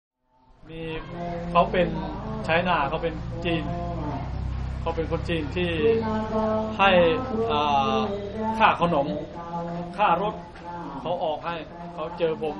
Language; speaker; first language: Thai; non-native, fluent; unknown